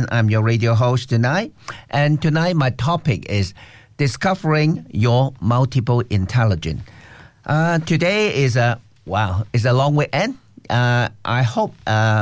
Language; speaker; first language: English; non-native, local second language; Cantonese